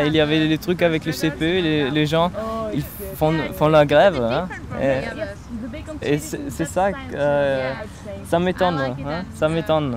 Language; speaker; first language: French; non-native, fluent; German